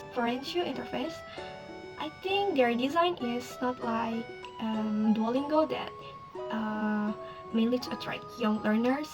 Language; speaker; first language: English; non-native, learner; Indonesian